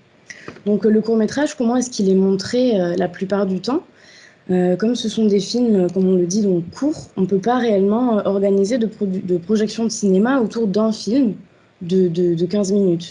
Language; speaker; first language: French; native; French